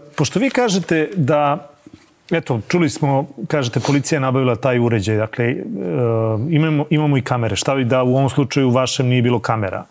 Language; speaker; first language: Bosnian; native; Bosnian